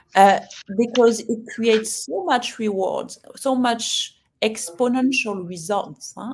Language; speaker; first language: English; non-native, fluent; French